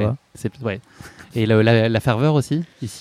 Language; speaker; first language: French; native; French